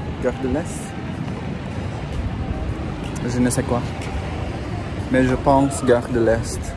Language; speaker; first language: French; non-native, learner; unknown